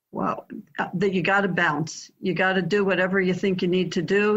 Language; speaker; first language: English; native; English